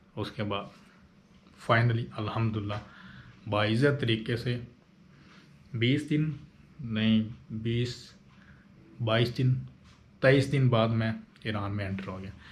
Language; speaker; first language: Urdu; non-native, local second language; Punjabi